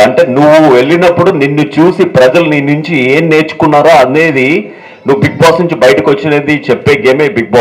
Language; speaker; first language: Telugu; native; Telugu